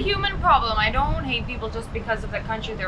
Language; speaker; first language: English; early bilingual, heritage; English